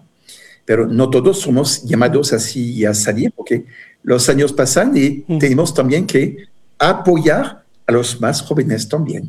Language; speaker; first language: Spanish; non-native, fluent; French